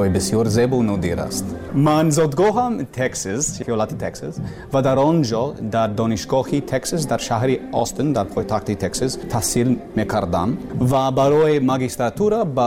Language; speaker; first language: Persian; non-native, learner; English